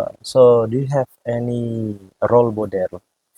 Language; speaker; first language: English; non-native, fluent; Indonesian